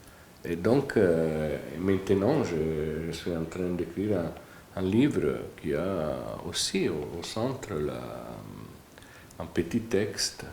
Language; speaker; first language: French; non-native, fluent; Italian